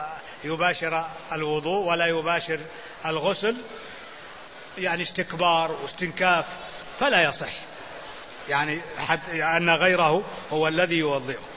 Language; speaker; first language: Arabic; native; Arabic